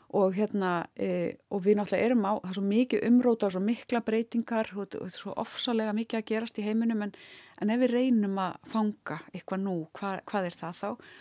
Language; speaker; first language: Icelandic; native; Icelandic